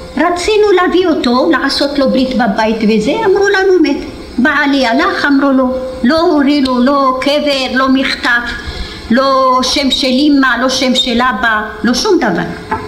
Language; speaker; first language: Hebrew; non-native, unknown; Arabic